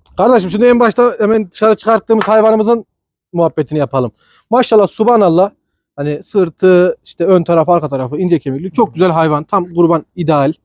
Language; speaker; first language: Turkish; native; Turkish